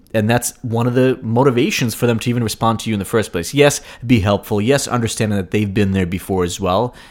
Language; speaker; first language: English; early bilingual, other home language; Russian